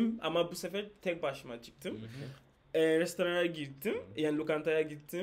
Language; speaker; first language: Turkish; non-native, fluent; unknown